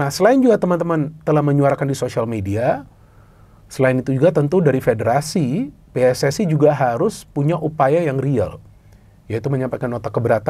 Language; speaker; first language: Indonesian; native; Indonesian